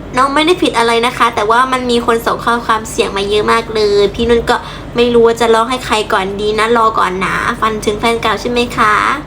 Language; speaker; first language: Thai; native; Thai